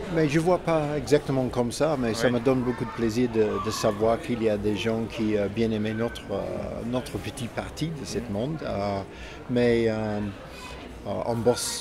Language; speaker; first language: French; non-native, fluent; English